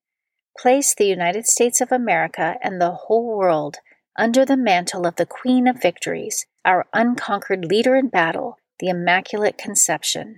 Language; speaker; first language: English; native; English